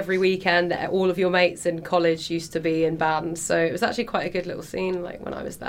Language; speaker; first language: English; native; English